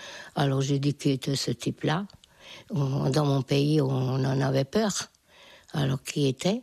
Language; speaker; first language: French; non-native, fluent; Hungarian